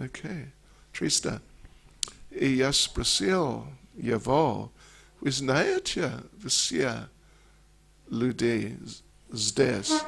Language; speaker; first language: Russian; non-native, learner; English